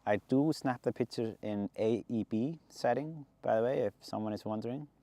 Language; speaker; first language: English; non-native, fluent; Icelandic